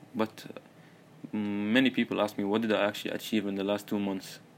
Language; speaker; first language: English; early bilingual, other home language; Arabic